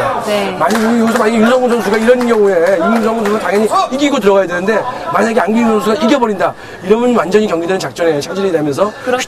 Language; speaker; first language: Korean; native; Korean